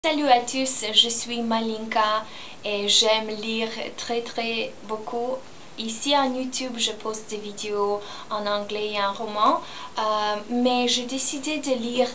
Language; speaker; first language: French; non-native, learner; Romanian